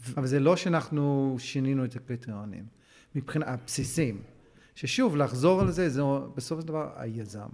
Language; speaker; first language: Hebrew; non-native, fluent; English